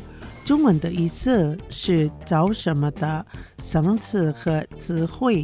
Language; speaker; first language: Chinese; non-native, fluent; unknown